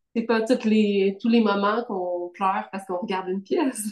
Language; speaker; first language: French; native; French